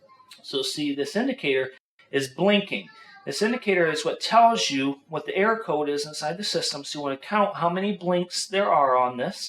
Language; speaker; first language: English; native; English